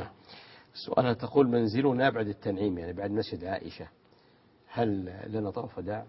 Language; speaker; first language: Arabic; native; Arabic